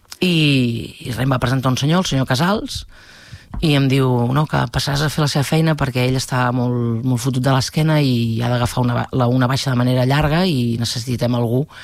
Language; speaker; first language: Catalan; native; Catalan